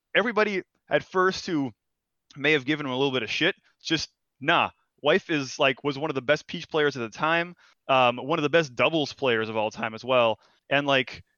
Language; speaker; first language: English; non-native, fluent; Portuguese